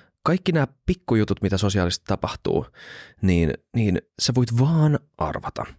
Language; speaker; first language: Finnish; native; Finnish